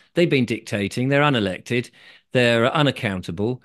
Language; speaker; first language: English; native; English